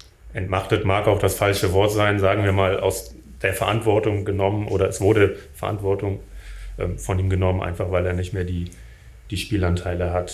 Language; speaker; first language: German; native; German